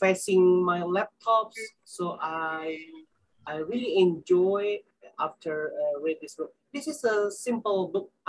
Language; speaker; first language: English; non-native, learner; Indonesian